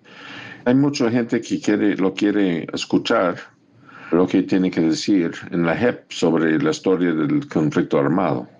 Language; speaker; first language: Spanish; non-native, fluent; English